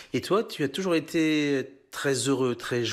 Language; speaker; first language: French; native; French